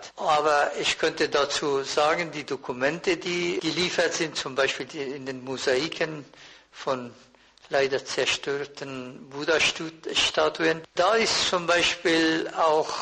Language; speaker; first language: German; non-native, fluent; Persian